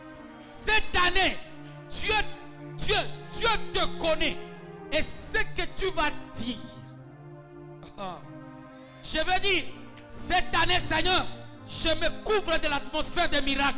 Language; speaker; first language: French; non-native, local second language; Swahili